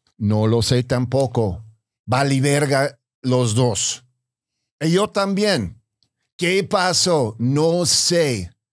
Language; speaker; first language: Spanish; non-native, fluent; English